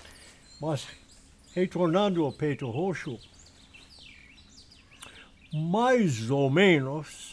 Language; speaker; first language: Portuguese; non-native, learner; English